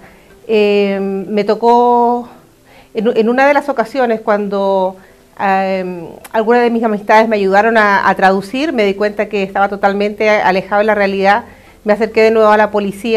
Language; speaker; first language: Spanish; native; Spanish